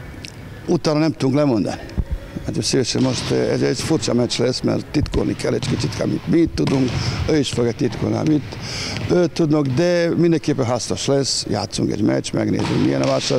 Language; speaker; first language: Hungarian; non-native, fluent; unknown